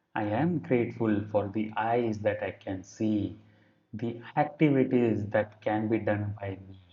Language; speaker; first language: English; non-native, local second language; Kannada